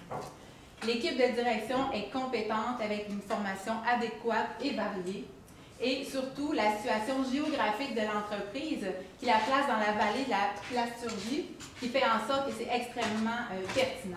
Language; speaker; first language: French; native; French